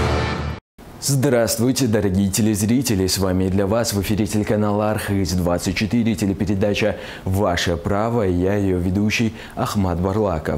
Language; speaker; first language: Russian; native; Russian